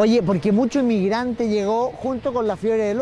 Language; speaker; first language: Spanish; native; Spanish